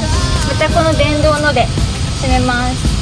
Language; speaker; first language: Japanese; native; Japanese